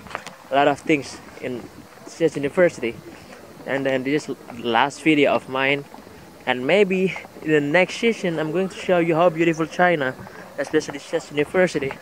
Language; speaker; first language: English; non-native, learner; Indonesian